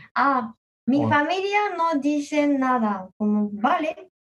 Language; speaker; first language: Spanish; non-native, learner; Japanese